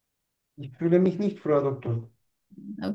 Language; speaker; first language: German; non-native, learner; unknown